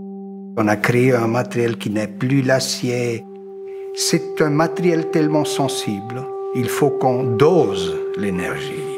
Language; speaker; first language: French; non-native, local second language; German